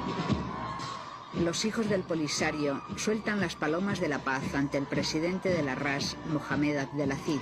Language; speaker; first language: Spanish; native; Spanish